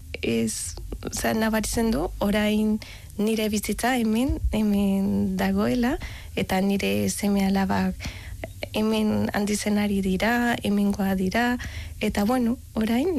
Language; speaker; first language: Basque; non-native, learner; Spanish